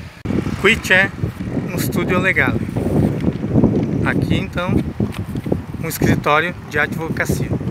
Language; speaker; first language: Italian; non-native, learner; Portuguese